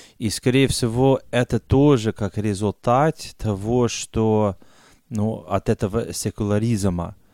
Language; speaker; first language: Russian; non-native, fluent; English